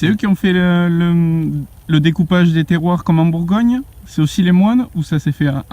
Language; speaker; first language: French; native; French